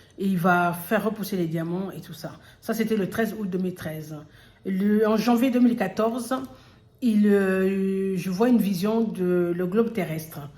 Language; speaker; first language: French; early bilingual, other home language; Lingala